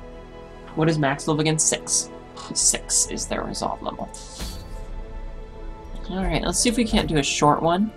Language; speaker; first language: English; native; English